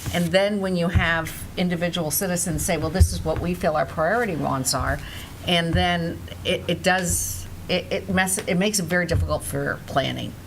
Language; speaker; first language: English; native; English